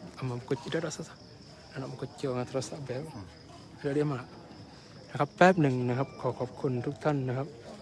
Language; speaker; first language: Thai; non-native, local second language; Malay